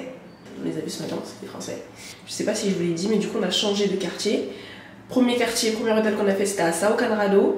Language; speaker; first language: French; native; French